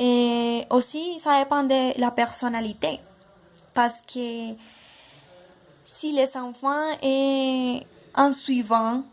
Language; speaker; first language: French; non-native, learner; Spanish